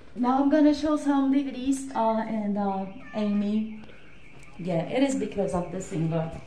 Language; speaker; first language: English; non-native, learner; Portuguese